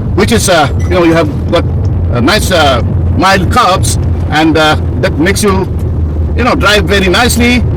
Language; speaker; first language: English; non-native, local second language; Bangla